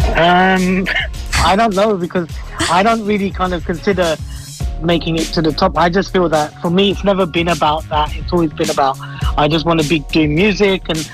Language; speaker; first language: English; native; English